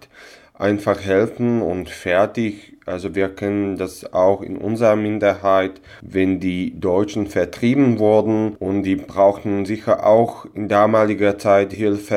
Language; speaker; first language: German; non-native, local second language; Slovak